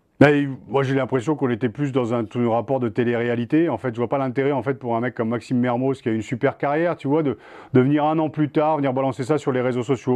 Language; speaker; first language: French; native; French